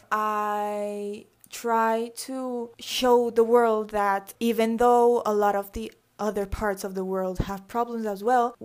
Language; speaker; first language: English; early bilingual, other home language; Spanish